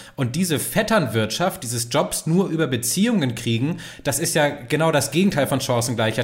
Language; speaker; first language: German; native; German